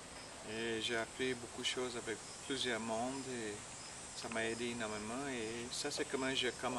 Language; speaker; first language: French; non-native, learner; English